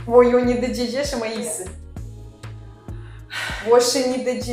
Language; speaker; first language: Chinese; non-native, fluent; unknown